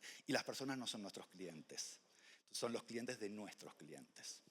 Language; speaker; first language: Spanish; native; Spanish